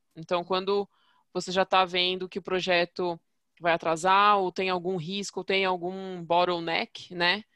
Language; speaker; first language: Portuguese; native; Portuguese